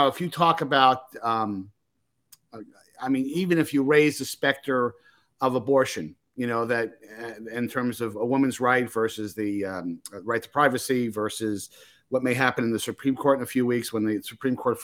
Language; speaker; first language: English; native; English